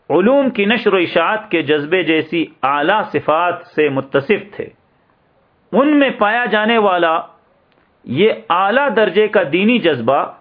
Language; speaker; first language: Urdu; native; Urdu